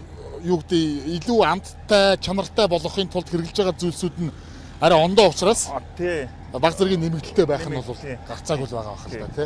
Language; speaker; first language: Mongolian; native; Mongolian